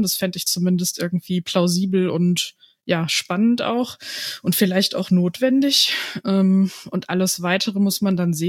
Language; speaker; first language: German; native; German